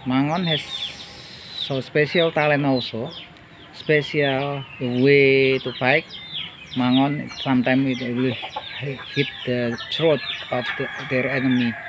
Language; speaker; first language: English; non-native, learner; Indonesian